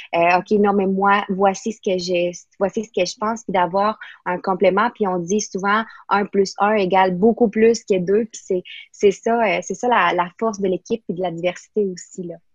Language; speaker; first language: French; non-native, fluent; Spanish